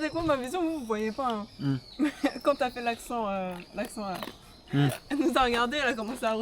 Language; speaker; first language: French; native; French